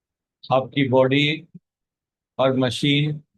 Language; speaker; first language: Hindi; native; Hindi